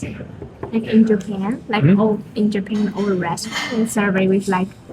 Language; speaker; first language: English; non-native, learner; Chinese